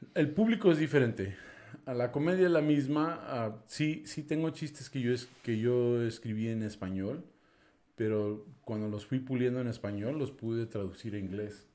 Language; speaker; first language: Spanish; non-native, fluent; English